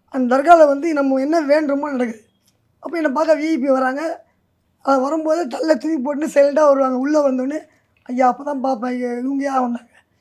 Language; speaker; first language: Tamil; native; Tamil